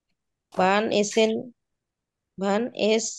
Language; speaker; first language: German; non-native, learner; Bangla